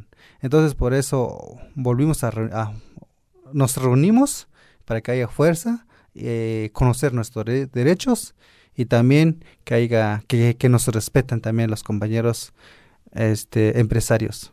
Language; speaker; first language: Spanish; non-native, local second language; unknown